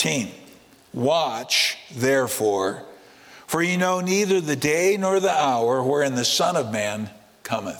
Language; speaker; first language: English; native; English